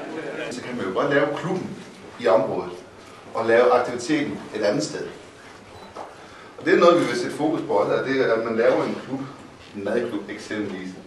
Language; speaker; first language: Danish; native; Danish